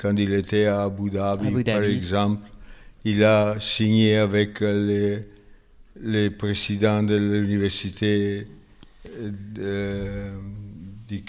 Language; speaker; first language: French; non-native, fluent; Italian